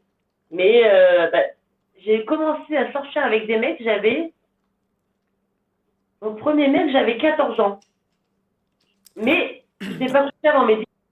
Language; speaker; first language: French; native; French